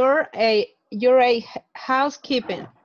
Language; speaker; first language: English; non-native, learner; Spanish